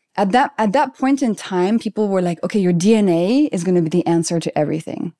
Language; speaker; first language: English; non-native, fluent; French